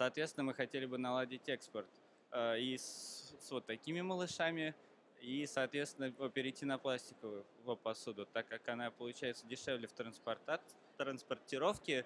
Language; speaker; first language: Russian; native; Russian